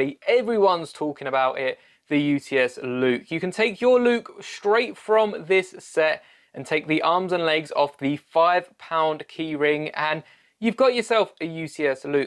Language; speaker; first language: English; native; English